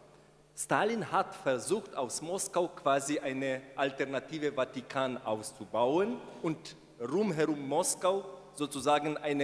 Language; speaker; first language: German; non-native, fluent; Ukrainian